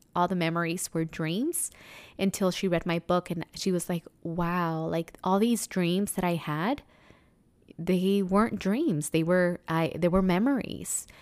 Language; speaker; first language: English; early bilingual, other home language; Spanish